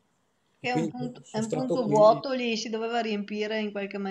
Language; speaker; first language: Italian; native; Italian